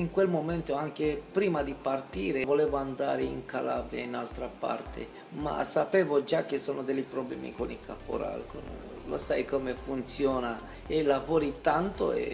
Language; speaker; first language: Italian; non-native, fluent; Romanian